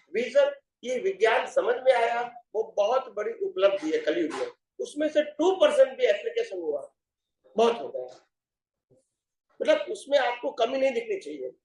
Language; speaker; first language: Hindi; non-native, local second language; Gujarati